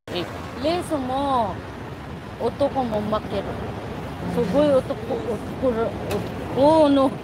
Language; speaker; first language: Japanese; non-native, learner; Filipino